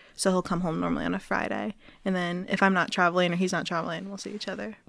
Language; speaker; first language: English; native; English